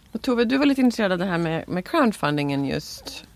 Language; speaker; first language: Swedish; native; Swedish